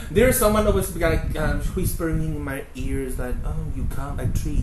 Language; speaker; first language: English; non-native, fluent; Chinese